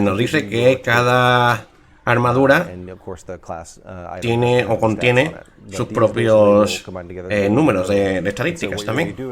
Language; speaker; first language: Spanish; native; Spanish